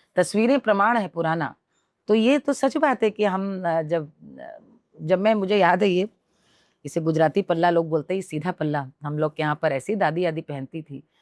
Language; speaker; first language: Hindi; native; Hindi